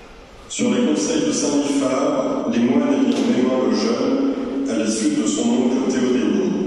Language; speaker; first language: French; native; French